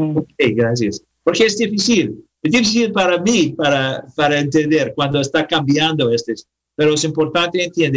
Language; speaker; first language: Spanish; non-native, learner; English